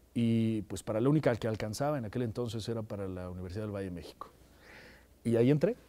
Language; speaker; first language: Spanish; native; Spanish